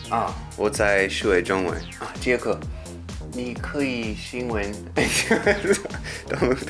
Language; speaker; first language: Chinese; non-native, learner; English